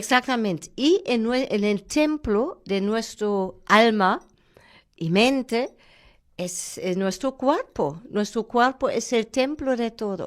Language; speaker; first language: Spanish; non-native, fluent; German